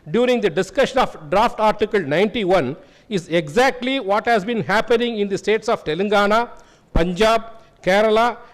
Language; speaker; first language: English; non-native, local second language; Tamil